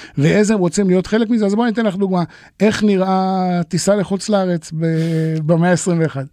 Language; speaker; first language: Hebrew; native; Hebrew